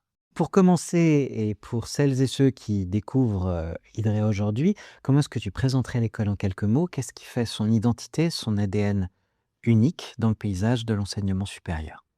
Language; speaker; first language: French; native; French